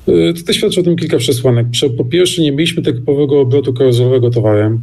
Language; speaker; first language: Polish; native; Polish